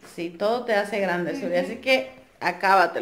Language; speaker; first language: Spanish; native; Spanish